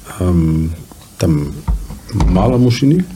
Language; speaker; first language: Russian; non-native, learner; German